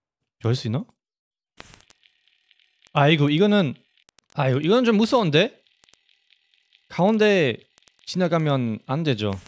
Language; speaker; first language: Korean; non-native, fluent; German